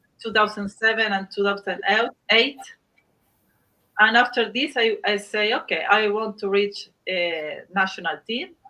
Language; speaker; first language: English; non-native, learner; Spanish